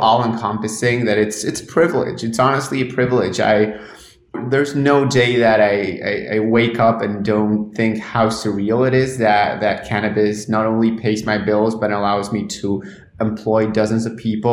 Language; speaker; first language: English; non-native, fluent; Spanish